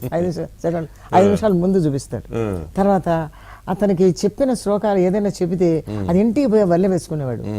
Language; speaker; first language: Telugu; native; Telugu